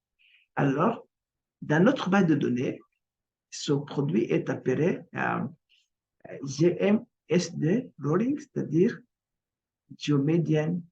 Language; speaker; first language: French; non-native, local second language; Kinyarwanda